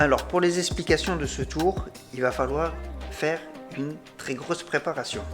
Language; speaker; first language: French; native; French